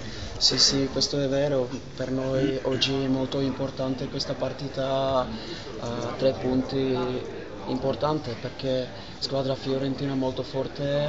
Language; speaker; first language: Italian; non-native, learner; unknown